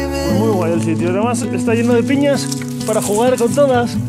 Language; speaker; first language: Spanish; native; Spanish